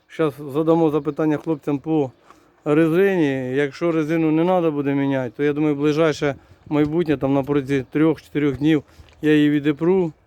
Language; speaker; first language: Ukrainian; native; Ukrainian